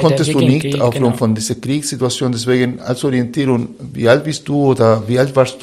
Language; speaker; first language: German; non-native, fluent; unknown